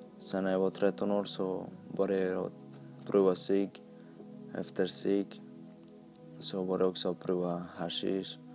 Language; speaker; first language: Swedish; early bilingual, other home language; Spanish